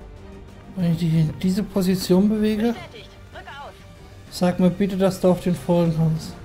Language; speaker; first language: German; native; German